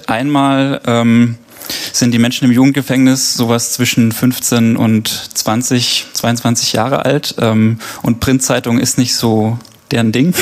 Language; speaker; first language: German; native; German